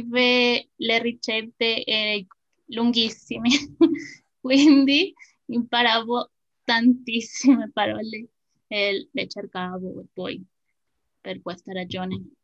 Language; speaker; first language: Italian; non-native, fluent; Spanish